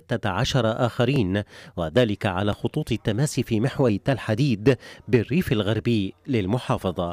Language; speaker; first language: Arabic; native; Arabic